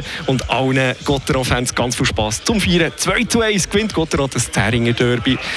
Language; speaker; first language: German; native; German